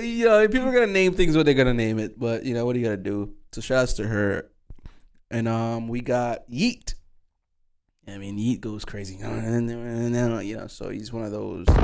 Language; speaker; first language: English; native; English